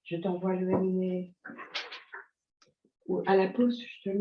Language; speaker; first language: French; native; French